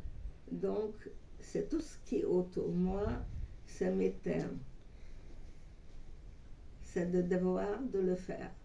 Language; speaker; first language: French; non-native, fluent; Hungarian